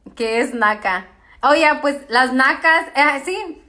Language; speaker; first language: Spanish; early bilingual, other home language; English